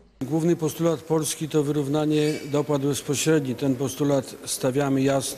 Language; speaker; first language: Polish; native; Polish